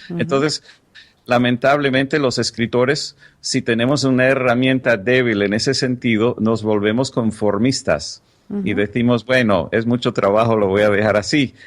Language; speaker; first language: Spanish; non-native, fluent; English